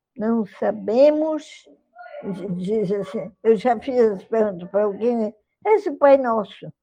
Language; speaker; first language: Portuguese; native; Portuguese